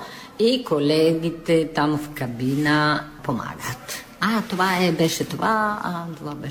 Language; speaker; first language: Bulgarian; non-native, fluent; Italian